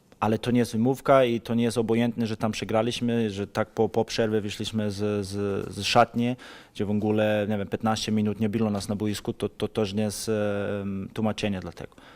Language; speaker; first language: Polish; non-native, fluent; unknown